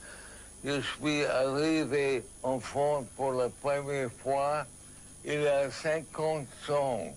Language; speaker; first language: French; non-native, learner; English